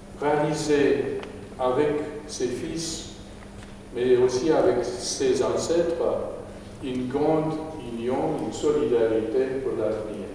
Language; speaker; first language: French; non-native, fluent; Romanian